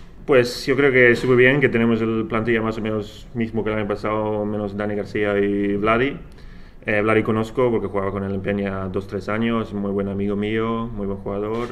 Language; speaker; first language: Spanish; non-native, fluent; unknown